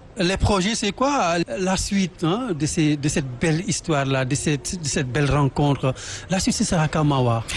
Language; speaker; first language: French; non-native, local second language; Wolof